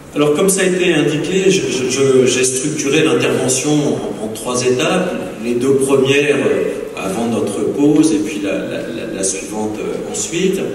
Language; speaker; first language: French; native; French